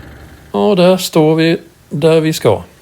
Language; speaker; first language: Swedish; native; Swedish